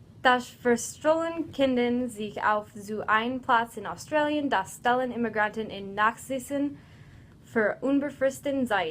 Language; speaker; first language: German; non-native, learner; English